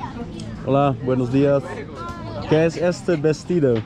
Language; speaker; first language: Spanish; non-native, learner; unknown